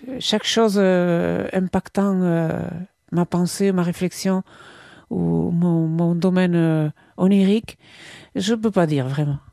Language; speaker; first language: French; non-native, local second language; Basque